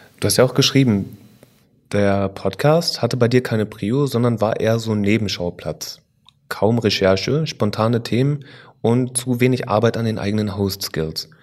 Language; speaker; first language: German; native; German